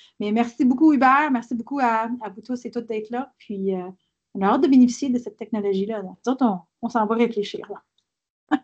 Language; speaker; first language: French; native; French